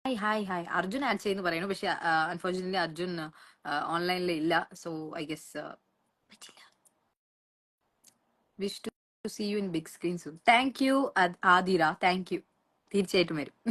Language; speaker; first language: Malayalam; non-native, local second language; Tamil